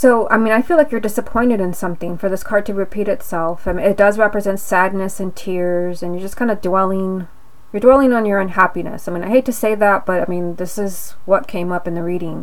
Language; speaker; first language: English; native; English